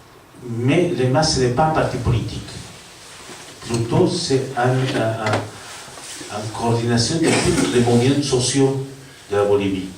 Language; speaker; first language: French; non-native, learner; Spanish